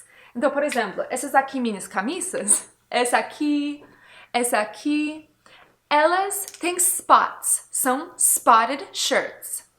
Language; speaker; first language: Portuguese; non-native, fluent; English